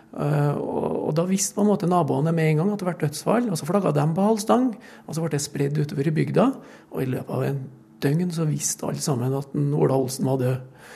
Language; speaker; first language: Norwegian; native; Norwegian